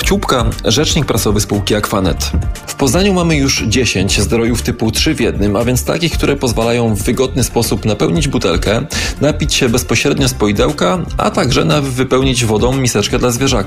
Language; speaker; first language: Polish; native; Polish